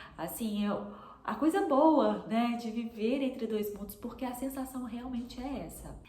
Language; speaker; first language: Portuguese; native; Portuguese